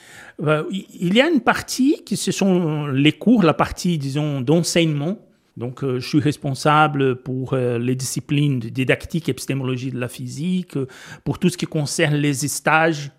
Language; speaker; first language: French; non-native, fluent; Portuguese